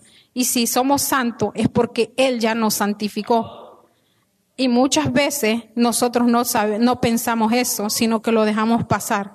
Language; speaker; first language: Spanish; native; Spanish